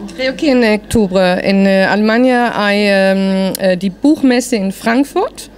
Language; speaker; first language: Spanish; non-native, learner; German